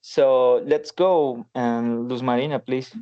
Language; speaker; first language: English; non-native, learner; Spanish